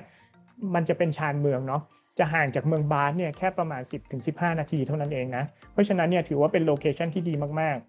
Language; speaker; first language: Thai; native; Thai